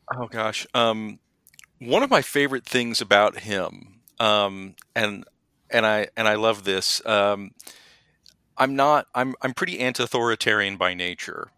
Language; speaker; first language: English; native; English